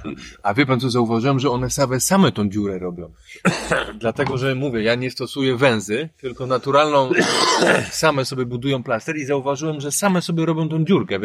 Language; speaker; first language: Polish; native; Polish